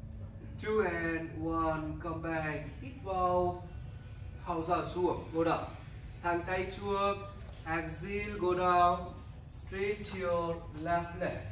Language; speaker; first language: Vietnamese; non-native, learner; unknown